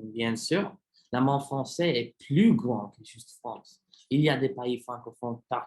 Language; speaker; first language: French; non-native, learner; English